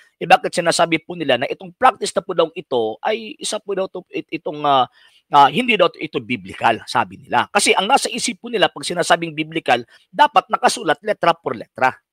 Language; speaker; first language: Filipino; non-native, local second language; Cebuano